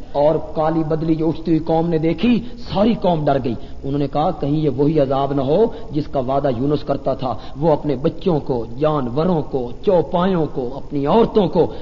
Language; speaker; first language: Urdu; non-native, local second language; Punjabi